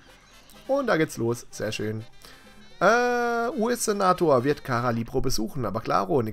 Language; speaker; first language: German; native; German